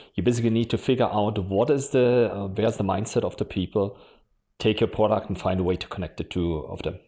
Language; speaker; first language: English; non-native, fluent; German